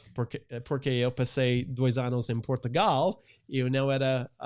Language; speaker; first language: Portuguese; non-native, fluent; English